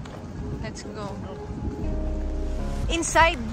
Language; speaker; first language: English; non-native, local second language; Filipino